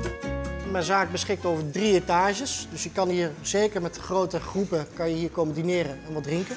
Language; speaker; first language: Dutch; native; Dutch